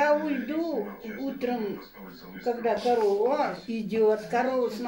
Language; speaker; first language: Russian; native; Russian